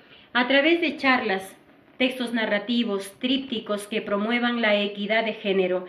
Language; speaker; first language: Spanish; native; Spanish